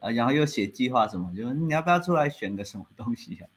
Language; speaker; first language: Chinese; native; Chinese